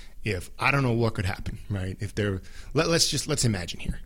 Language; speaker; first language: English; native; English